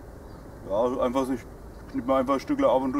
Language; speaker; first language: German; native; German